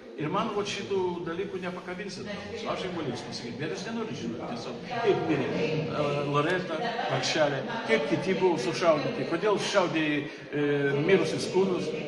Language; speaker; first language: Lithuanian; non-native, local second language; Russian